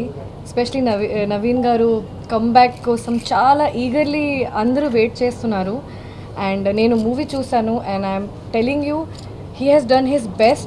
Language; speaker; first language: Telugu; non-native, local second language; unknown